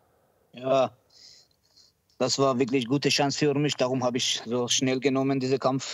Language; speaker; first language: German; non-native, learner; Georgian